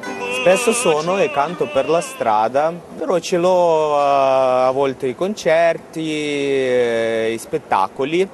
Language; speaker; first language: Italian; non-native, fluent; Ukrainian